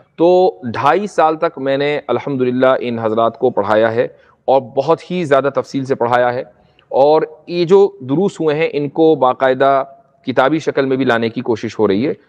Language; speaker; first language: Urdu; native; Urdu